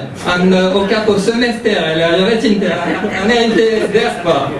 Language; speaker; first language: Swedish; early bilingual, heritage; French